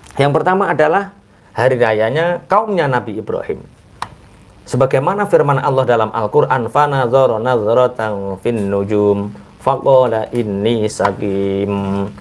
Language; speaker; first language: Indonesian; non-native, local second language; Javanese